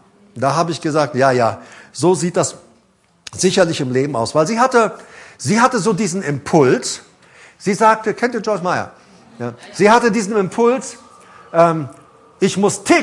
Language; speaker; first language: German; native; German